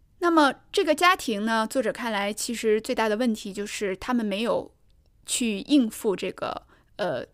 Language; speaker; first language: Chinese; native; Chinese